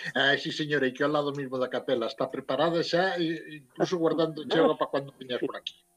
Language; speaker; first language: Galician; native; Galician